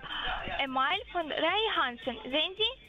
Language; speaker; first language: German; non-native, learner; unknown